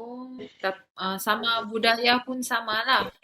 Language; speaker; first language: Malay; native; Malay